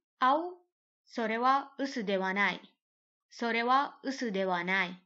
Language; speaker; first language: Japanese; non-native, learner; Arabic